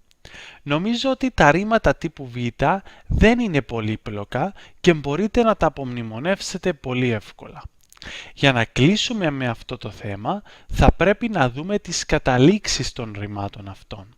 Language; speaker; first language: Greek; native; Greek